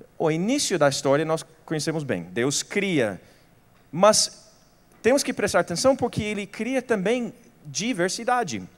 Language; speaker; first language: Portuguese; non-native, fluent; English